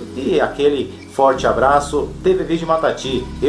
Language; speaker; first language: Portuguese; native; Portuguese